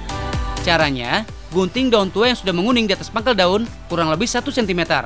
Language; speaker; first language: Indonesian; native; Indonesian